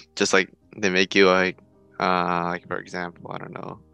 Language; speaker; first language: English; native; English